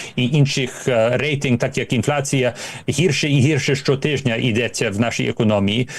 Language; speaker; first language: Ukrainian; early bilingual, heritage; Ukrainian